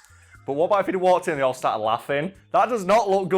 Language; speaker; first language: English; native; English